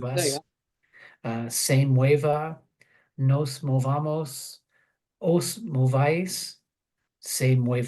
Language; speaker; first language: Spanish; non-native, learner; English